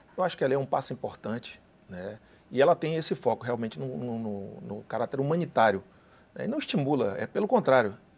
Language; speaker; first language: Portuguese; native; Portuguese